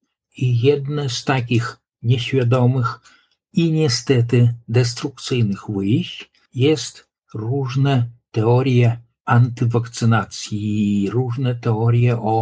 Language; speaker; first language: Polish; non-native, local second language; Lithuanian